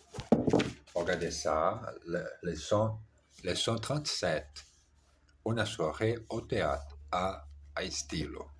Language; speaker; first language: French; non-native, learner; Portuguese